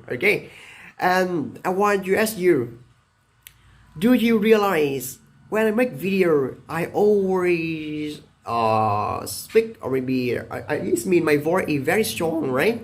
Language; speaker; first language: English; non-native, learner; Vietnamese